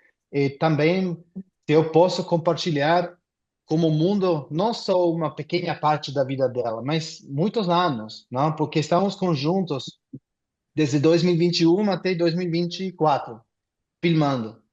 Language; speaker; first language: Portuguese; non-native, fluent; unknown